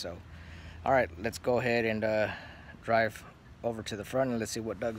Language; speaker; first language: English; native; English